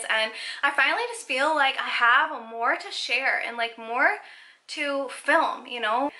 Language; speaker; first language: English; native; English